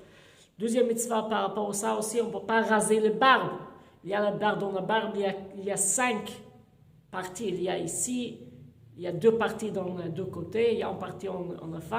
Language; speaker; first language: French; non-native, fluent; English